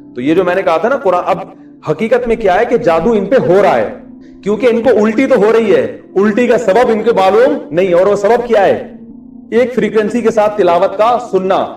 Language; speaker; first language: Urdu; native; Urdu